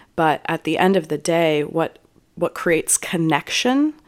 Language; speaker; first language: English; native; English